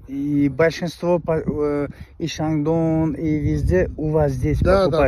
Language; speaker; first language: Russian; non-native, local second language; Uzbek